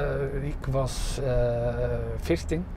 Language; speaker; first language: Dutch; non-native, fluent; Norwegian